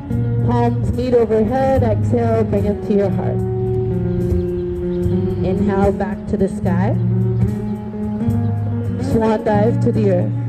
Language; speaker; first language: English; native; English